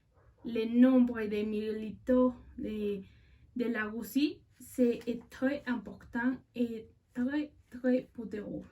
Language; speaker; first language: French; non-native, learner; Spanish